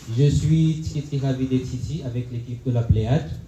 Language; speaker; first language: French; non-native, fluent; Swahili